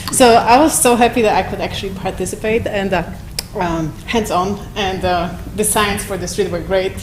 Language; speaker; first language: English; non-native, fluent; Polish